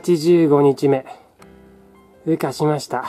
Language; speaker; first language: Japanese; native; Japanese